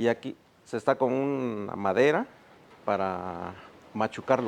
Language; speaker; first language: Spanish; native; Spanish